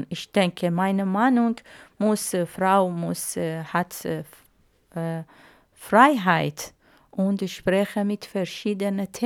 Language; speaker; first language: German; non-native, learner; Arabic